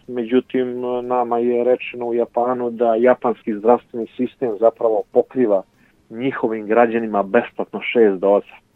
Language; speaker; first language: Serbian; native; Serbian